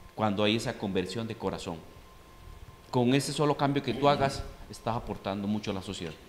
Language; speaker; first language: Spanish; native; Spanish